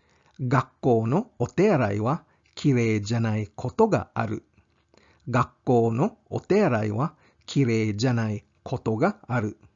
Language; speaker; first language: Japanese; non-native, fluent; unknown